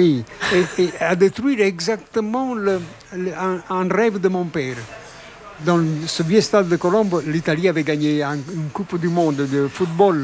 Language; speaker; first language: French; non-native, fluent; Italian